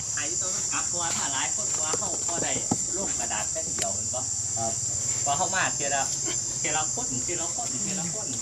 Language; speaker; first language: Thai; native; Thai